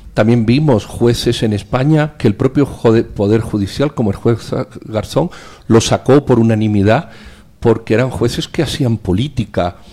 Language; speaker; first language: Spanish; native; Spanish